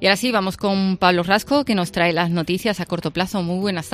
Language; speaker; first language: Spanish; native; Spanish